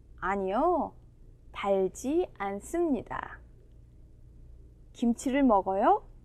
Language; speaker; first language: Korean; non-native, fluent; Indonesian